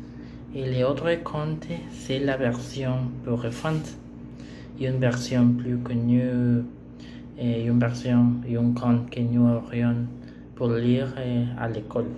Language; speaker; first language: French; non-native, learner; Spanish